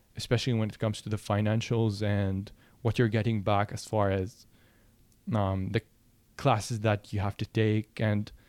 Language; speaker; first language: English; non-native, fluent; Arabic